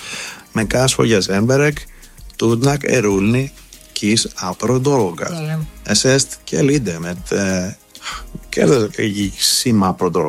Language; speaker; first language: Hungarian; non-native, learner; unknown